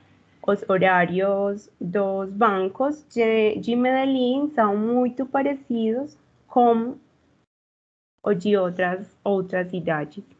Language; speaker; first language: Portuguese; non-native, learner; Spanish